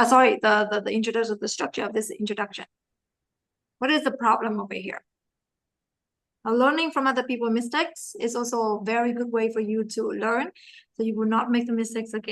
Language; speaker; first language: English; non-native, fluent; Vietnamese